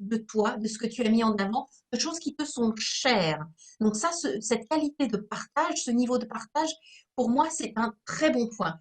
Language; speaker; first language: French; native; French